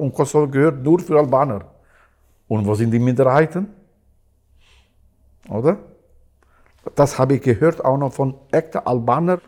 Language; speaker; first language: German; non-native, learner; Albanian